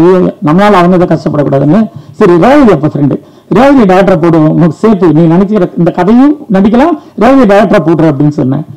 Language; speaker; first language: Tamil; native; Tamil